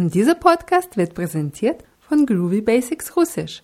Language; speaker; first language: German; non-native, fluent; Russian